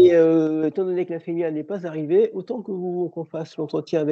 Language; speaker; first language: French; native; French